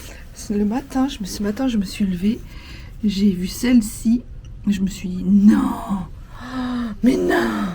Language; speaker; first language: French; native; French